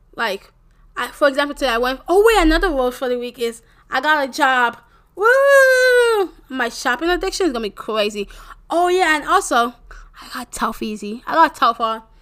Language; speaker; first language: English; early bilingual, other home language; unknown